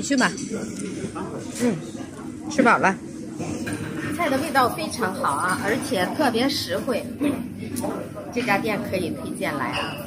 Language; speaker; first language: Chinese; native; Chinese